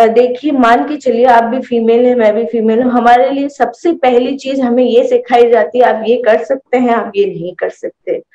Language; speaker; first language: Hindi; native; Hindi